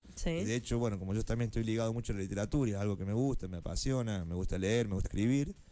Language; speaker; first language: Spanish; native; Spanish